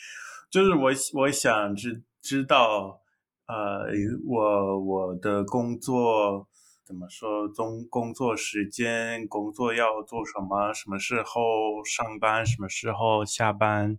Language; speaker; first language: Chinese; non-native, learner; English